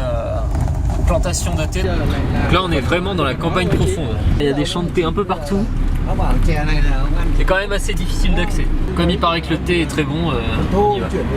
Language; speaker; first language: French; native; French